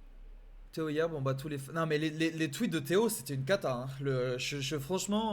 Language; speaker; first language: French; native; French